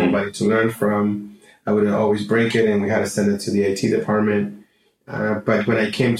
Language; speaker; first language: English; non-native, fluent; Spanish